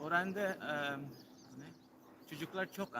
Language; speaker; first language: Turkish; non-native, learner; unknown